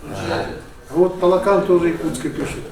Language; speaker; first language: Russian; native; Russian